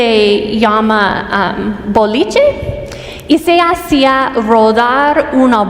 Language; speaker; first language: Spanish; non-native, fluent; English